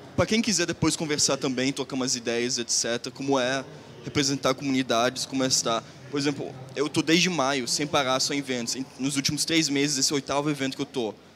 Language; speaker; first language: Portuguese; non-native, fluent; German